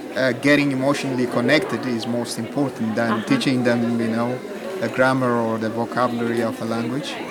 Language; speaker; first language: English; non-native, fluent; Amharic